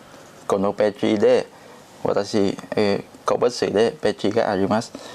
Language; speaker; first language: Japanese; non-native, learner; Vietnamese